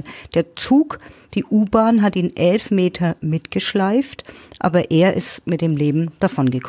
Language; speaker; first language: German; native; German